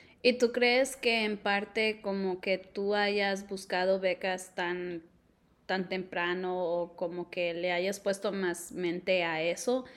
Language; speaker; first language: Spanish; early bilingual, heritage; Spanish